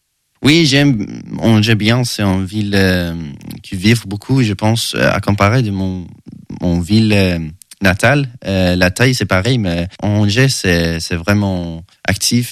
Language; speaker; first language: French; non-native, learner; Swedish